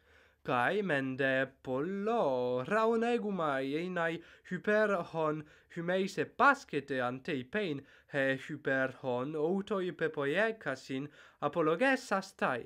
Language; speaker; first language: Greek; non-native, fluent; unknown